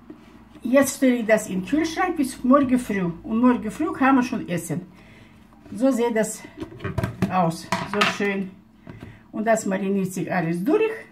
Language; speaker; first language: German; non-native, fluent; Russian